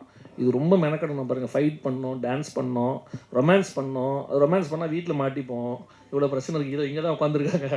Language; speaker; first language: Tamil; native; Tamil